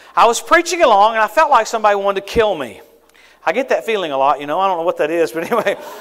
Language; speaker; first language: English; native; English